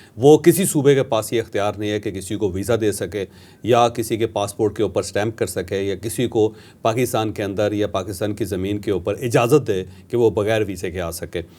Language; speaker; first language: Urdu; non-native, local second language; Punjabi